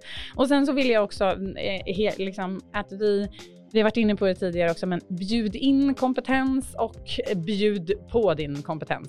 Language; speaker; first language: Swedish; native; Swedish